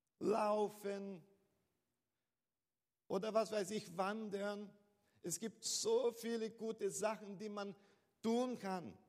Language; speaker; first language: German; non-native, fluent; Portuguese